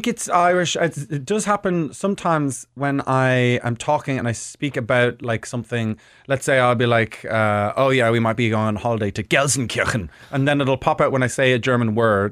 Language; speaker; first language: English; native; English